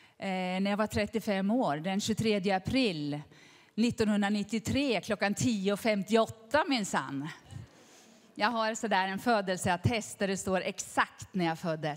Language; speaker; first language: Swedish; native; Swedish